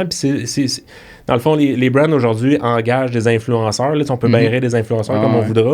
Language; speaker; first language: French; native; French